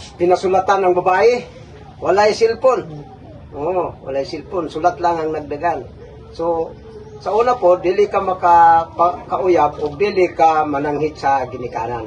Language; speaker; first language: Cebuano; non-native, local second language; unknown